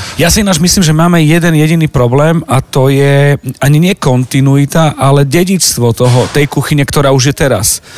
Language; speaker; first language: Slovak; native; Slovak